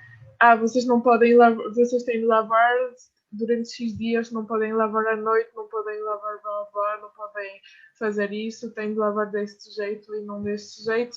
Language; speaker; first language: Portuguese; non-native, fluent; French